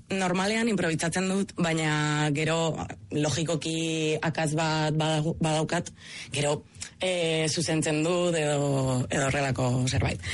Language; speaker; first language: Basque; non-native, local second language; Spanish